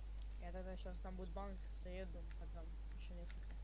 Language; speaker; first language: Russian; native; Russian